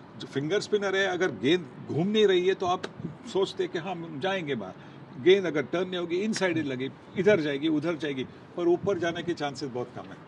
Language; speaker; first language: Hindi; non-native, local second language; Marathi